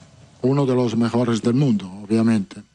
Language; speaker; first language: Portuguese; non-native, fluent; Italian